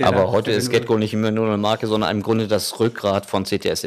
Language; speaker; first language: German; native; German